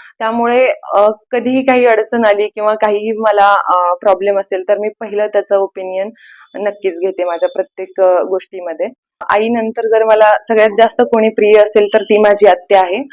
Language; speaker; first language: Marathi; native; Marathi